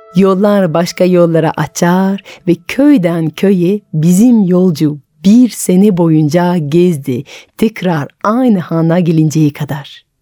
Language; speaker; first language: Turkish; non-native, fluent; French